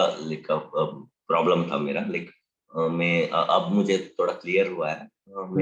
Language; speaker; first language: Hindi; non-native, local second language; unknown